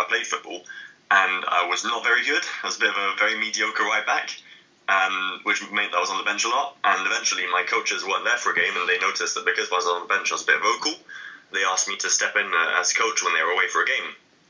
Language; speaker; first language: English; native; English